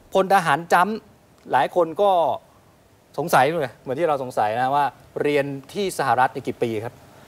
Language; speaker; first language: Thai; native; Thai